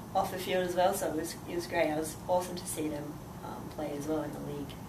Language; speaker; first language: English; native; English